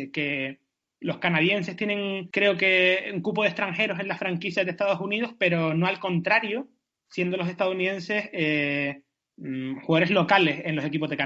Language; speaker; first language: Spanish; native; Spanish